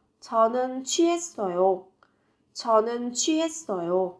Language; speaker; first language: Korean; non-native, fluent; Vietnamese